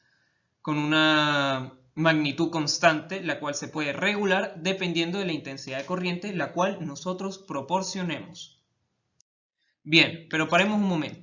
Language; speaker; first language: Spanish; native; Spanish